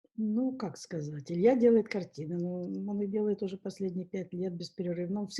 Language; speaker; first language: Russian; native; Russian